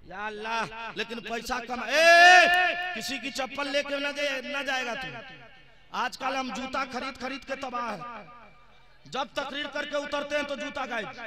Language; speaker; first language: Hindi; native; Hindi